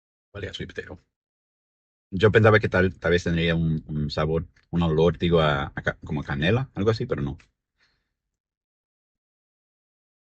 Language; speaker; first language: Spanish; early bilingual, heritage; Spanish